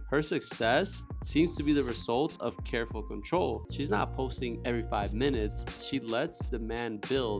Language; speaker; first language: English; native; English